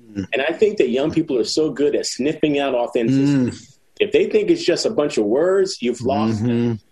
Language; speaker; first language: English; native; English